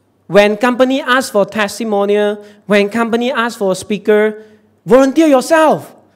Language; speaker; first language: English; non-native, local second language; Chinese